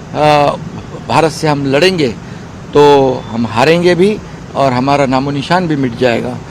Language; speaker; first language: Hindi; non-native, local second language; Marathi